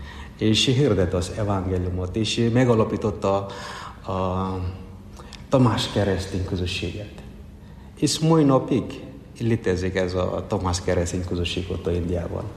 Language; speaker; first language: Hungarian; non-native, fluent; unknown